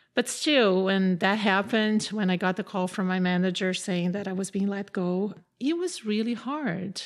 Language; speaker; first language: English; non-native, fluent; Portuguese